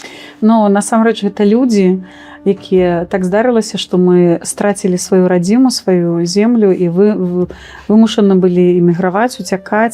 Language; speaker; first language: Belarusian; native; Belarusian